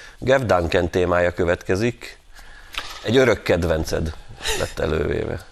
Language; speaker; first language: Hungarian; native; Hungarian